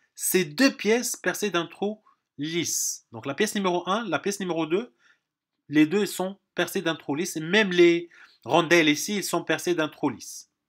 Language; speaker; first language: French; non-native, local second language; Arabic